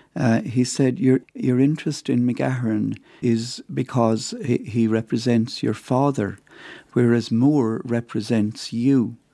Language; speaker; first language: English; native; English